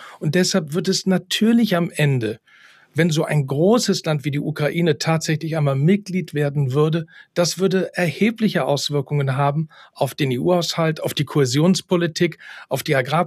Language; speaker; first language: German; native; German